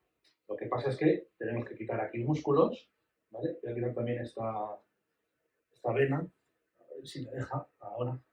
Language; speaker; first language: Spanish; native; Spanish